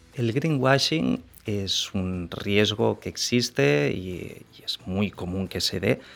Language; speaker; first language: Spanish; native; Spanish